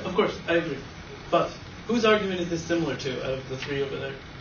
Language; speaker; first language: English; native; English